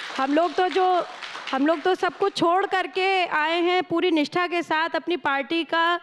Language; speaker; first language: Hindi; native; Hindi